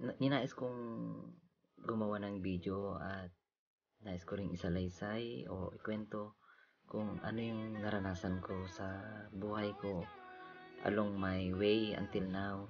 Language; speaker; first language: Filipino; non-native, local second language; Iloko